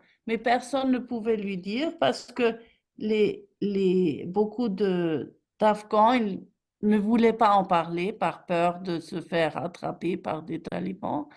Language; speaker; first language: French; non-native, fluent; German